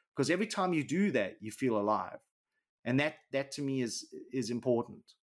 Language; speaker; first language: English; native; English